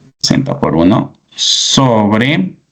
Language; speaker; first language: Spanish; native; Spanish